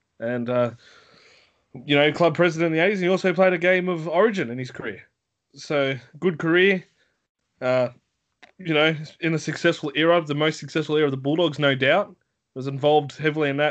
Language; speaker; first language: English; native; English